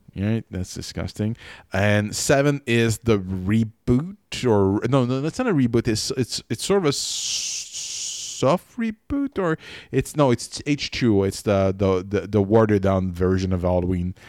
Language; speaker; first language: English; non-native, fluent; French